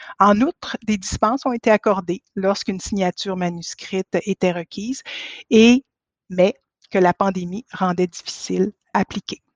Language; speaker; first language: French; native; French